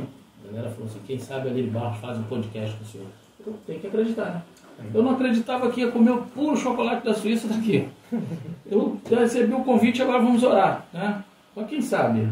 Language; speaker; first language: Portuguese; native; Portuguese